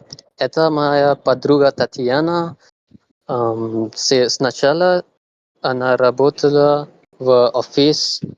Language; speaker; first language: Russian; non-native, learner; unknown